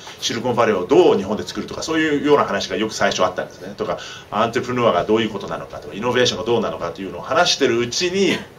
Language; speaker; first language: Japanese; early bilingual, heritage; Japanese